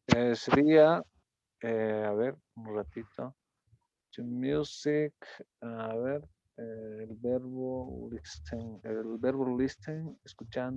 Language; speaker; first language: Spanish; native; Spanish